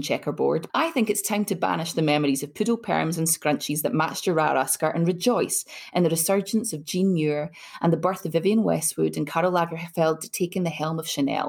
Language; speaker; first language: English; native; English